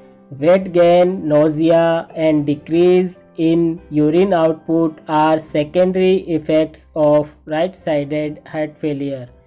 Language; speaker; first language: English; non-native, local second language; Hindi